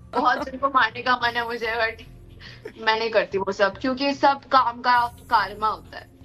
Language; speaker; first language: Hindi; non-native, local second language; Bangla